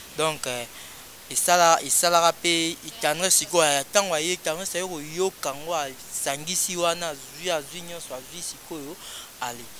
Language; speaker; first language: Lingala; native; Lingala